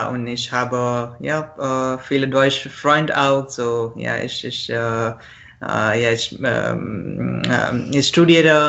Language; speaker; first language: German; non-native, learner; Marathi